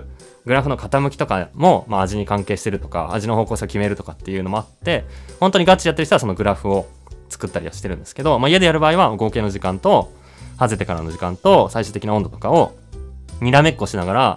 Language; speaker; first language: Japanese; native; Japanese